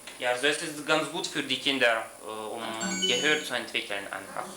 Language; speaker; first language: German; non-native, fluent; Lithuanian